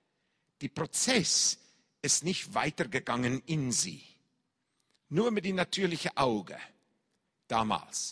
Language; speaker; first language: German; non-native, fluent; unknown